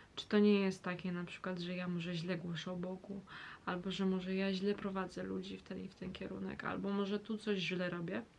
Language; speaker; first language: Polish; early bilingual, heritage; Polish